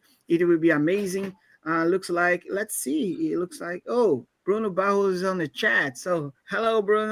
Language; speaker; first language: English; non-native, fluent; Portuguese